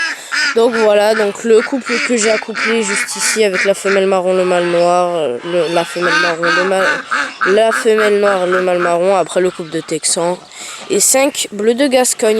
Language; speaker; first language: French; native; French